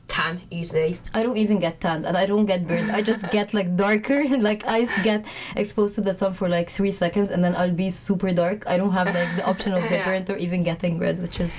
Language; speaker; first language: English; non-native, fluent; Arabic